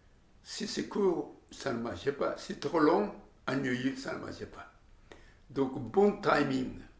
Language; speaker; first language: French; non-native, learner; Japanese